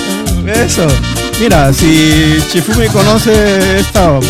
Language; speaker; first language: Spanish; native; Spanish